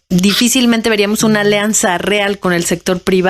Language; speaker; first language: Spanish; native; Spanish